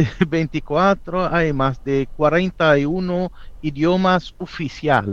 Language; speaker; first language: Spanish; non-native, fluent; Italian